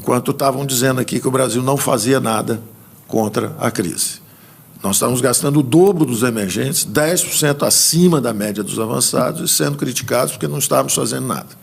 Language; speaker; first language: Portuguese; native; Portuguese